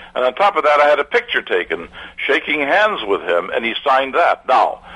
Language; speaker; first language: English; early bilingual, other home language; German